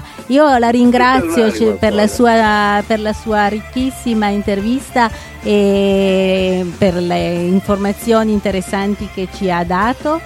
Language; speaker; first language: Italian; native; Italian